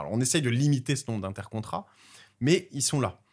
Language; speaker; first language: French; native; French